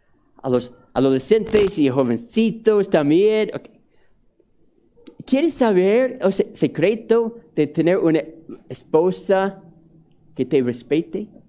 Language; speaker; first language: Spanish; non-native, fluent; English